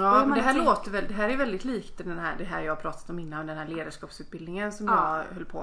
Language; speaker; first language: Swedish; native; Swedish